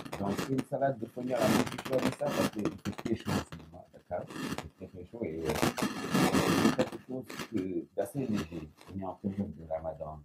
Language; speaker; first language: French; non-native, local second language; Wolof